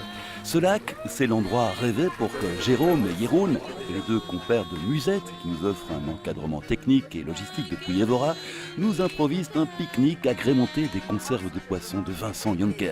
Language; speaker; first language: French; native; French